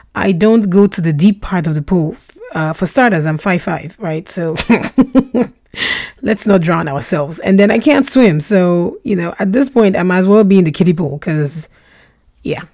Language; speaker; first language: English; non-native, local second language; Russian